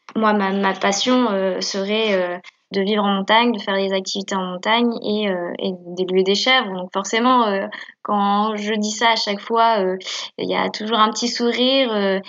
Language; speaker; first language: French; native; French